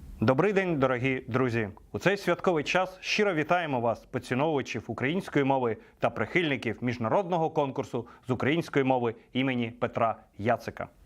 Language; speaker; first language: Ukrainian; native; Ukrainian